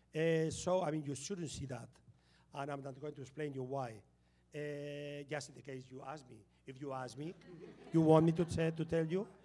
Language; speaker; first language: English; non-native, fluent; Spanish